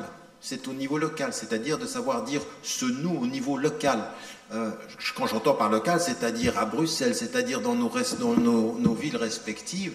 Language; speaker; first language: French; native; French